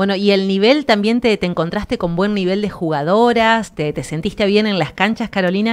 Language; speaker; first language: Spanish; native; Spanish